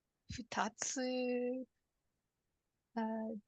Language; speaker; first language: Japanese; non-native, learner; English